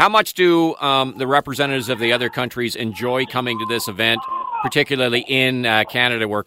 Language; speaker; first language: English; native; English